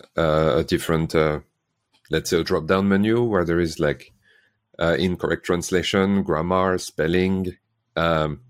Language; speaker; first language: English; non-native, fluent; French